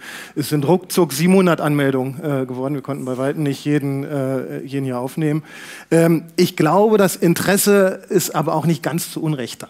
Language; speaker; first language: German; native; German